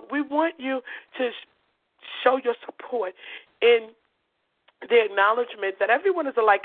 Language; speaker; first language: English; native; English